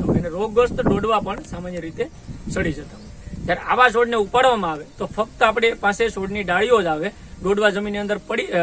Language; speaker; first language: Gujarati; native; Gujarati